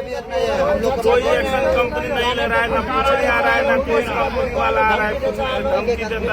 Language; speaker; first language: Hindi; native; Hindi